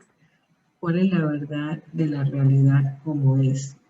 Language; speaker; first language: Spanish; early bilingual, heritage; Spanish